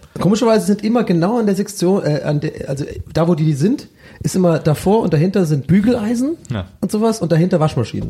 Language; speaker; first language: German; native; German